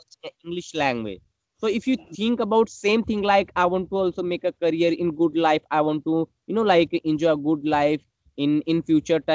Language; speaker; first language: English; non-native, learner; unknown